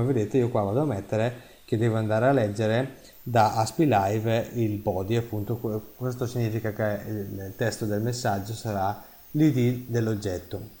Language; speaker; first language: Italian; native; Italian